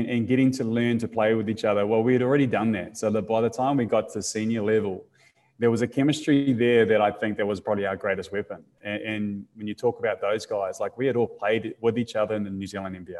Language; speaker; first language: English; native; English